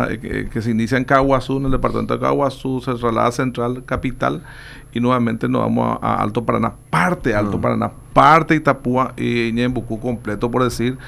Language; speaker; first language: Spanish; native; Spanish